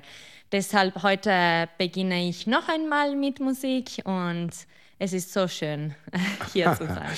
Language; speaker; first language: German; non-native, local second language; Italian